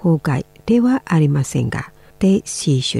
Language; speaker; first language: Japanese; non-native, learner; Indonesian